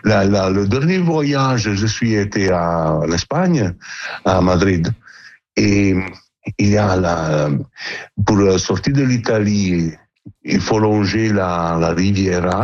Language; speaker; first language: French; non-native, learner; Italian